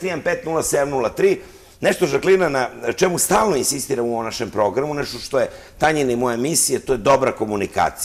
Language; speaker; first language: Serbian; native; Serbian